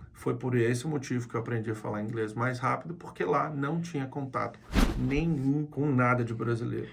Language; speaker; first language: Portuguese; native; Portuguese